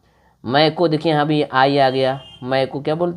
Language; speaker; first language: Hindi; non-native, local second language; Bhojpuri